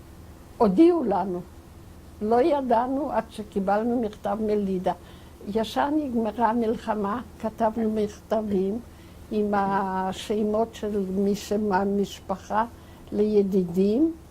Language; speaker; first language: Hebrew; non-native, fluent; Yiddish